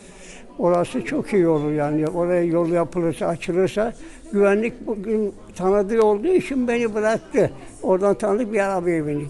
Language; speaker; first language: Turkish; native; Turkish